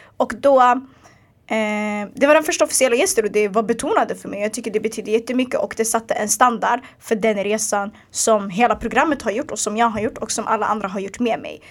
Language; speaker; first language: Swedish; early bilingual, other home language; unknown